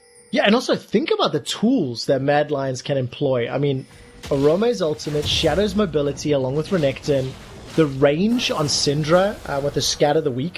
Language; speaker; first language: English; native; English